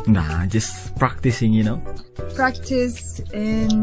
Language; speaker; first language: English; non-native, fluent; Indonesian